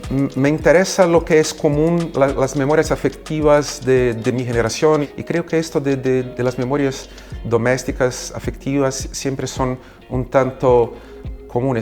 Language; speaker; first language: Spanish; non-native, fluent; Portuguese